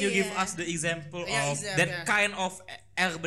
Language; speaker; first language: English; non-native, learner; Indonesian